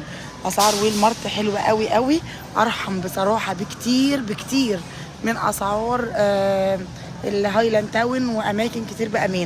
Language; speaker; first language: Arabic; native; Arabic